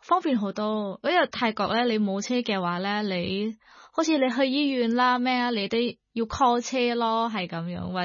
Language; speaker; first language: Cantonese; non-native, learner; Thai